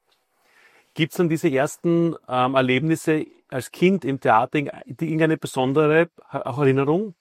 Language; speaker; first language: German; native; German